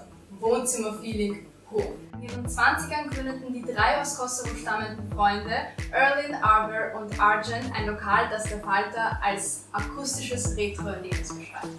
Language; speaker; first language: German; native; German